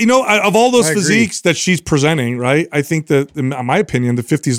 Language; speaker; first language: English; native; English